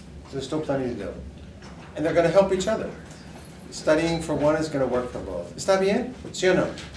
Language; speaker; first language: English; native; English